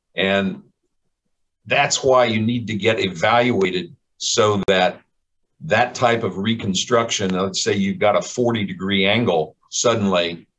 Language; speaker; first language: English; native; English